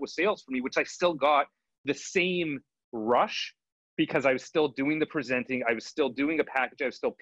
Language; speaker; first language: English; native; English